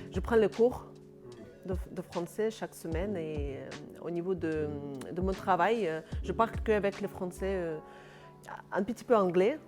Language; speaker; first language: French; non-native, fluent; Russian